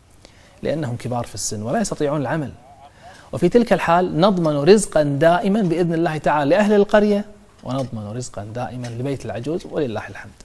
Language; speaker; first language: Arabic; native; Arabic